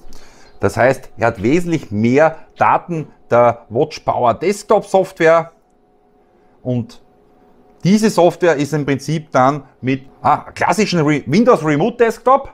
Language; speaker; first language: German; native; German